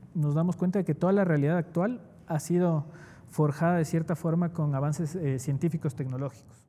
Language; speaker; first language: Spanish; native; Spanish